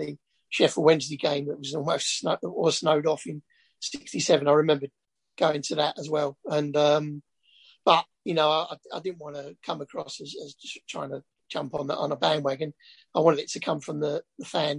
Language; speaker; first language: English; native; English